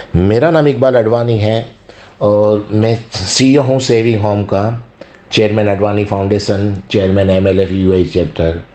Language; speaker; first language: Urdu; non-native, local second language; Sindhi